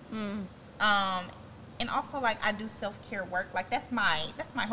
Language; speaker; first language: English; native; English